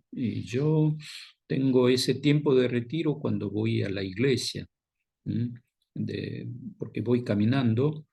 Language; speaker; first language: Spanish; non-native, fluent; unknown